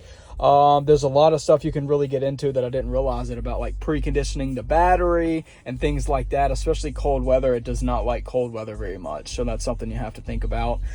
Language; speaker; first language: English; native; English